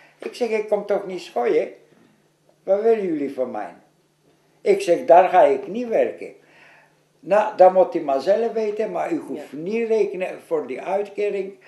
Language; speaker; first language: Dutch; non-native, fluent; Polish